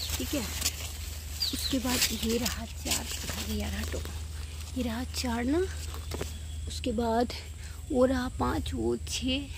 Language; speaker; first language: Hindi; non-native, local second language; Nepali